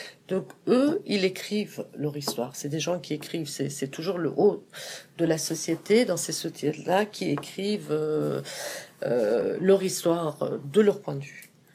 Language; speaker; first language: French; non-native, fluent; Persian